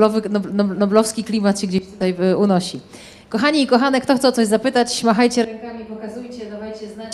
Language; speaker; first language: Polish; native; Polish